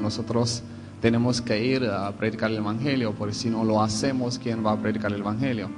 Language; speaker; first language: Spanish; non-native, fluent; Hebrew